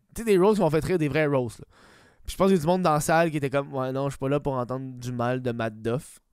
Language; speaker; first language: French; native; French